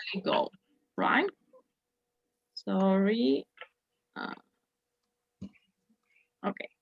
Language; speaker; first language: English; non-native, fluent; Spanish